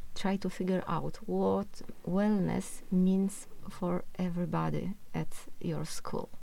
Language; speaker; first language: English; non-native, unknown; Polish